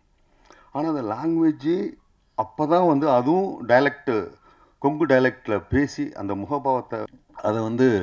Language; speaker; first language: Tamil; native; Tamil